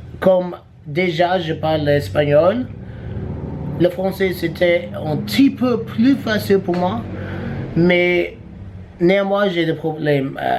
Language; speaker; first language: French; non-native, learner; English